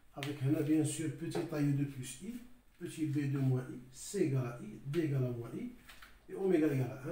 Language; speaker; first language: French; non-native, local second language; Arabic